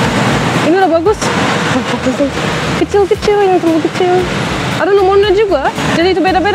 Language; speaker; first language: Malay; non-native, fluent; Turkish